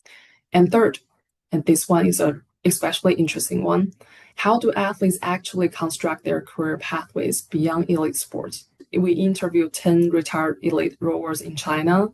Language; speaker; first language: English; non-native, fluent; Chinese